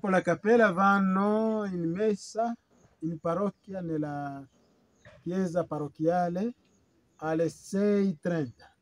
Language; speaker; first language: Italian; non-native, fluent; Kinyarwanda